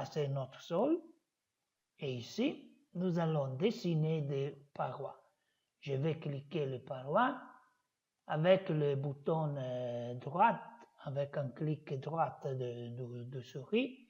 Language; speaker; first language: French; non-native, learner; Italian